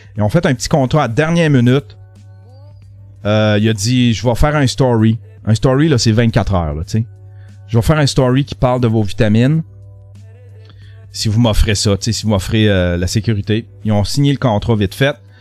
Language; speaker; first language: French; native; French